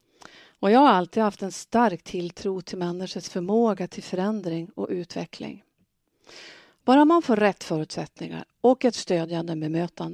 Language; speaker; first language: Swedish; native; Swedish